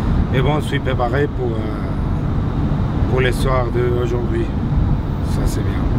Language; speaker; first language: French; non-native, learner; Spanish